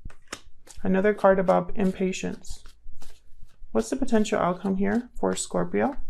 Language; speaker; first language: English; native; English